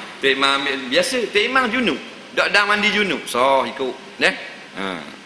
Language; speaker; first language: Malay; native; Malay